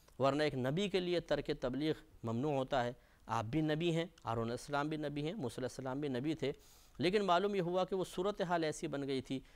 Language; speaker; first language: Urdu; native; Urdu